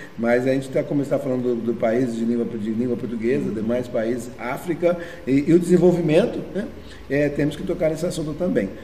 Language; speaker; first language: Portuguese; native; Portuguese